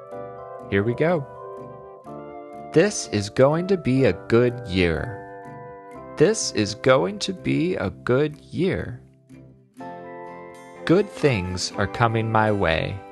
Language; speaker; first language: English; native; English